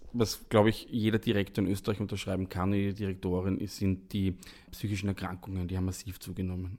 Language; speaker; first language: German; native; German